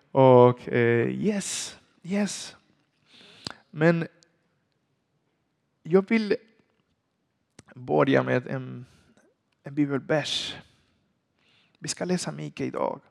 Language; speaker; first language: Swedish; non-native, learner; Spanish